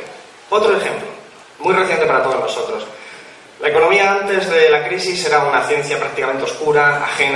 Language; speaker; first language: Spanish; native; Spanish